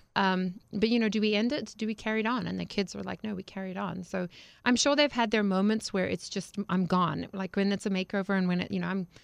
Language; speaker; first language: English; native; English